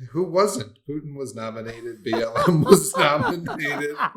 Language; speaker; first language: English; native; English